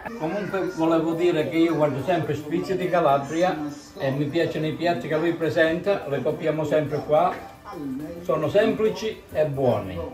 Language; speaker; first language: Italian; native; Italian